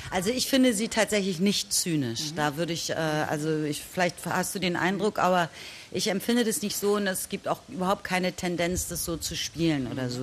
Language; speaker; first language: German; native; German